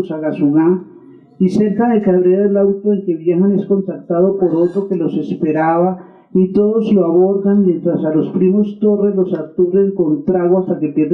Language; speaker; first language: Spanish; native; Spanish